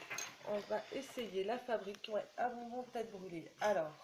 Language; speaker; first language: French; native; French